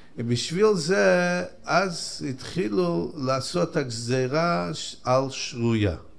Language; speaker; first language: Hebrew; non-native, fluent; Yiddish